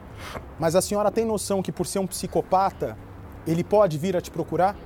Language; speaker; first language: Portuguese; native; Portuguese